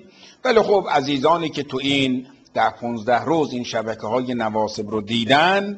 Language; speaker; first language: Persian; native; Persian